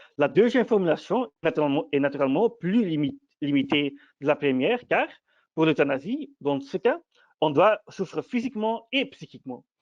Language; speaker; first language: French; non-native, fluent; Dutch